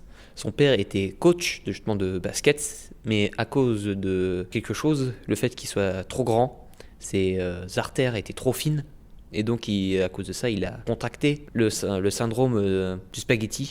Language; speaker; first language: French; native; French